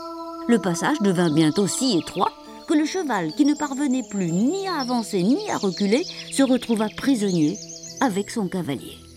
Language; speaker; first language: French; native; French